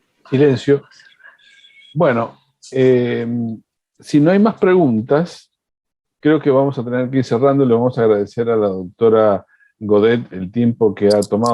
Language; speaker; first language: Spanish; native; Spanish